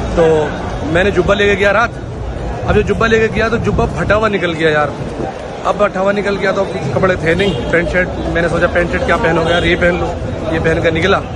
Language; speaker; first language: Urdu; native; Urdu